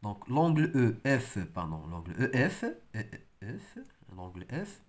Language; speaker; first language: French; non-native, local second language; Arabic